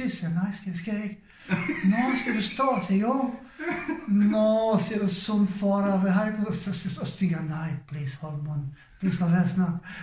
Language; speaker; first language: Danish; non-native, fluent; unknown